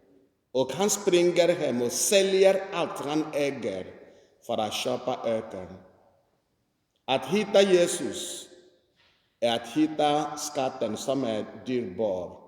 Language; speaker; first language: Swedish; non-native, fluent; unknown